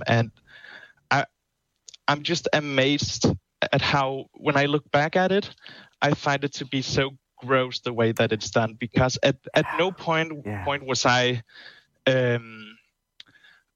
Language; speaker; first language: English; non-native, fluent; Danish